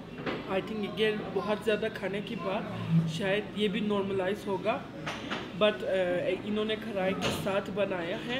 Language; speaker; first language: Hindi; non-native, fluent; Turkish